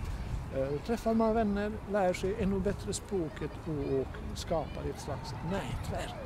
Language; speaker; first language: Swedish; non-native, fluent; Bosnian